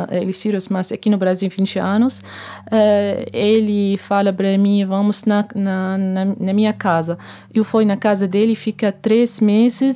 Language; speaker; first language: Portuguese; non-native, learner; Arabic